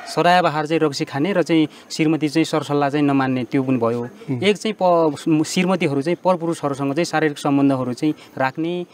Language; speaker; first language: Nepali; native; Nepali